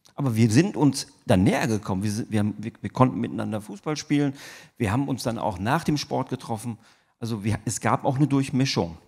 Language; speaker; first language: German; early bilingual, other home language; Turkish